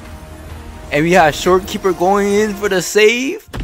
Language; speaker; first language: English; native; English